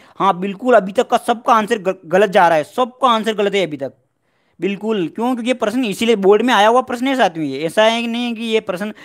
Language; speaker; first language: Hindi; native; Hindi